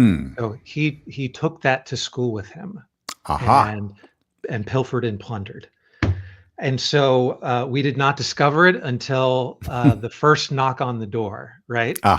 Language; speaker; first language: English; native; English